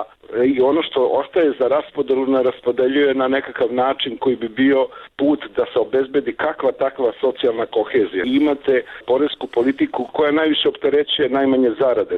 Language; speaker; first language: Serbian; native; Serbian